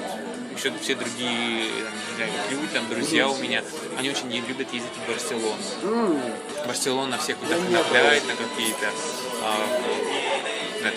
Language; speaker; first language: Russian; native; Russian